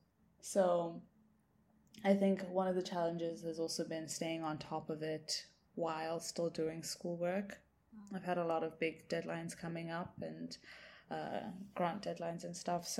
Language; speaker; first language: English; non-native, local second language; Tswana